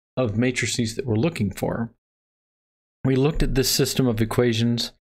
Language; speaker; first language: English; native; English